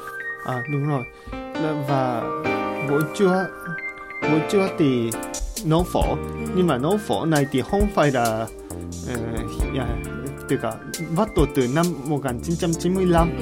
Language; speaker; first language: Vietnamese; non-native, learner; Japanese